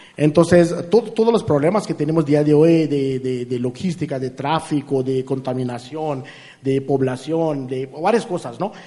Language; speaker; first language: Spanish; non-native, fluent; Marathi